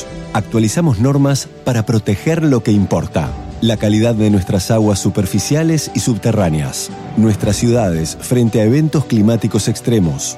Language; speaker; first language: Spanish; native; Spanish